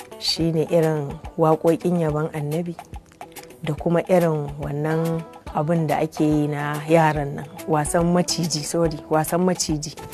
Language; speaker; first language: Hausa; non-native, local second language; Fula